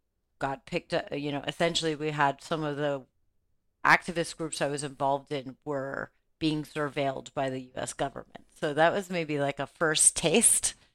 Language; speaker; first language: English; native; English